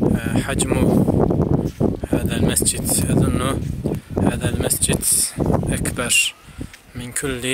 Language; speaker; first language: Arabic; non-native, fluent; Turkish